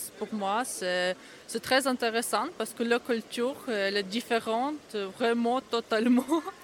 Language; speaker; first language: French; non-native, learner; Ukrainian